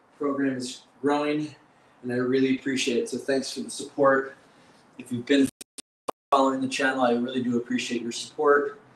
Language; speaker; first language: English; native; English